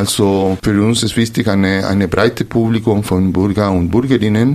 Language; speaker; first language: German; non-native, fluent; Spanish